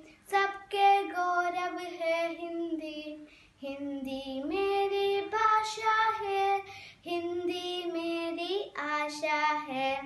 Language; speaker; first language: Hindi; non-native, local second language; Malayalam